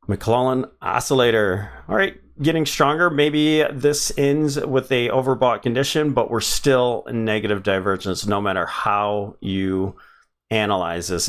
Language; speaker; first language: English; native; English